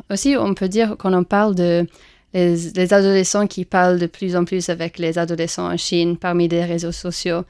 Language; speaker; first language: French; non-native, fluent; English